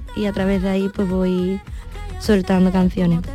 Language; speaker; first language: Spanish; native; Spanish